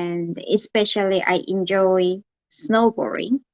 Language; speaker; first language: English; non-native, learner; Korean